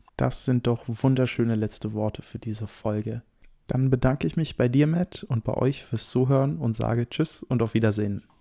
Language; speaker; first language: German; native; German